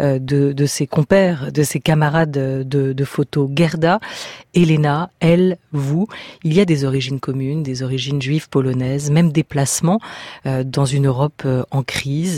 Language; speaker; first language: French; native; French